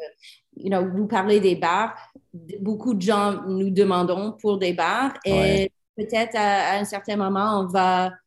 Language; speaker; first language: French; non-native, learner; English